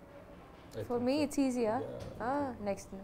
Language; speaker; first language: Telugu; non-native, learner; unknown